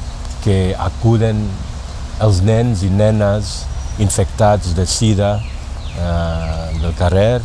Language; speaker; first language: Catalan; non-native, learner; Thai